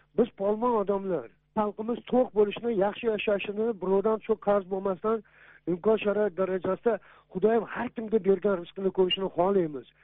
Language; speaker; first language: Uzbek; native; Uzbek